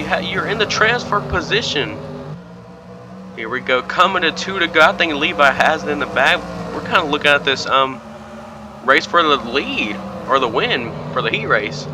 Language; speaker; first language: English; native; English